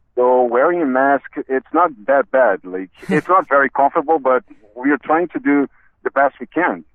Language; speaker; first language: English; non-native, fluent; Portuguese